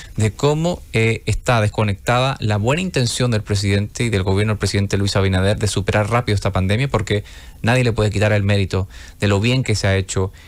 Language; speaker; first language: Spanish; native; Spanish